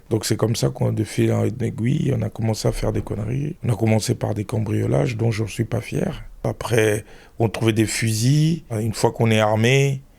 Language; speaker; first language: French; early bilingual, other home language; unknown